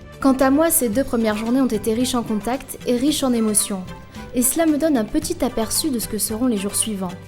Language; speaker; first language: French; native; French